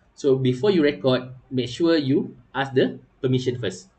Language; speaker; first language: English; non-native, local second language; Malay